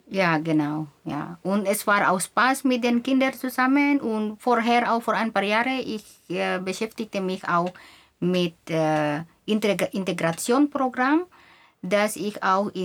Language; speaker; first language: German; non-native, fluent; Indonesian